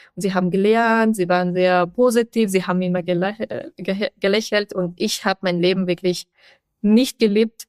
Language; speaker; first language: German; non-native, fluent; Persian